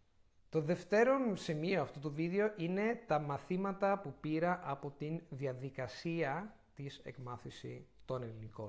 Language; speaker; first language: Greek; non-native, fluent; Italian